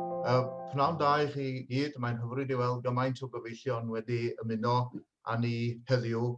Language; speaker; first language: Welsh; native; Welsh